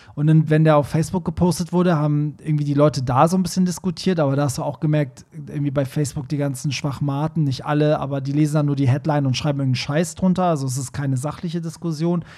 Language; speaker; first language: German; early bilingual, other home language; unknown